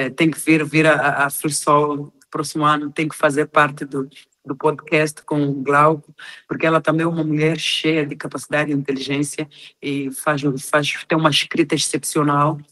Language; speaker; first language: Portuguese; non-native, local second language; Tsonga